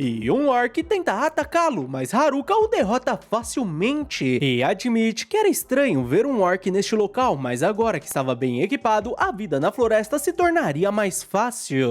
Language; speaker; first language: Portuguese; native; Portuguese